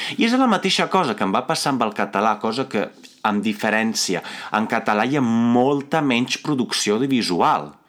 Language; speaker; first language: Catalan; non-native, fluent; Italian